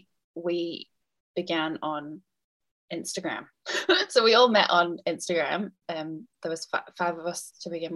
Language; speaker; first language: English; native; English